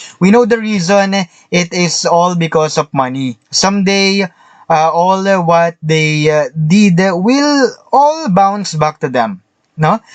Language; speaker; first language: English; non-native, local second language; Filipino